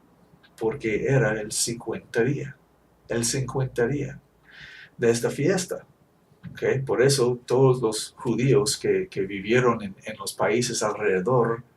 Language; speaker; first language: Spanish; non-native, fluent; English